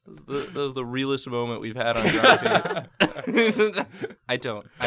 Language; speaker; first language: English; native; English